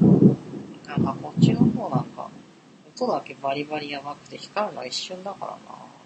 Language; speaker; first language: Japanese; native; Japanese